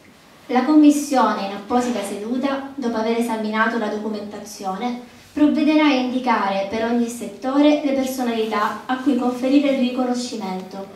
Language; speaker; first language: Italian; native; Italian